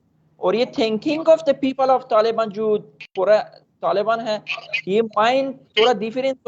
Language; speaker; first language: Hindi; non-native, fluent; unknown